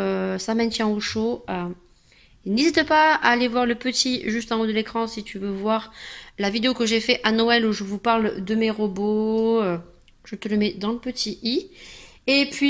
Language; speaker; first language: French; native; French